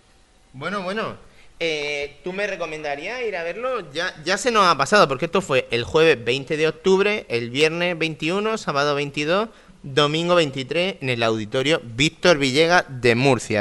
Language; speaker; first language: Spanish; native; Spanish